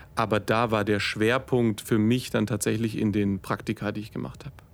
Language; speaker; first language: German; native; German